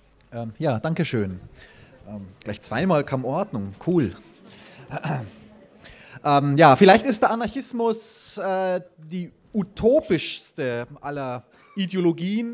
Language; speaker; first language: German; native; German